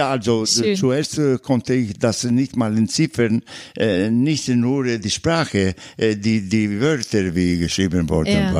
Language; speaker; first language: German; non-native, fluent; Italian